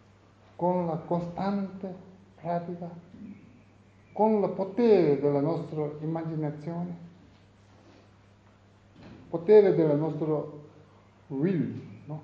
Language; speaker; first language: Italian; non-native, learner; Tibetan